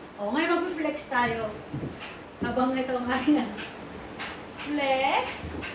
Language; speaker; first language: Filipino; native; Filipino